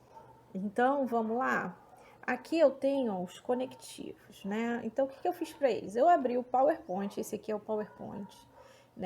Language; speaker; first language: Portuguese; native; Portuguese